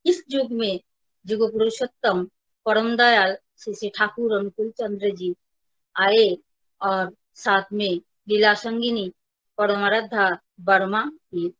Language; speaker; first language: Hindi; non-native, local second language; Bangla